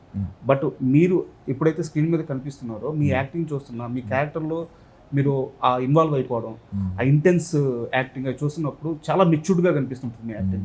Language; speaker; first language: Telugu; native; Telugu